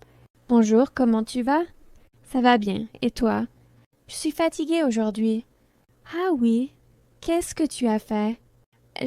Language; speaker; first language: French; non-native, fluent; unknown